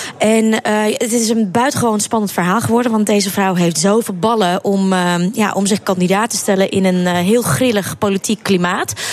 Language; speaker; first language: Dutch; early bilingual, other home language; Russian